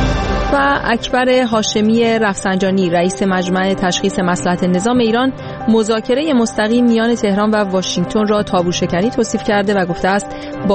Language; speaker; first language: Persian; native; Persian